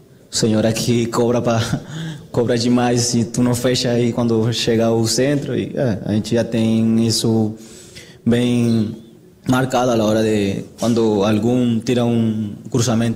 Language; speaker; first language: Portuguese; non-native, fluent; Spanish